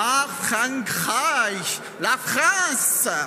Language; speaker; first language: German; non-native, learner; French